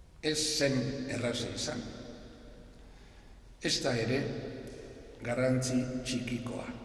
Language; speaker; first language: Basque; non-native, local second language; Spanish